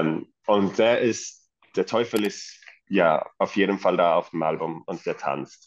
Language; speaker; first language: German; non-native, fluent; Swedish